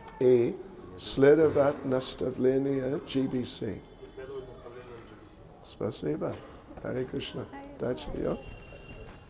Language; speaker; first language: Russian; non-native, learner; English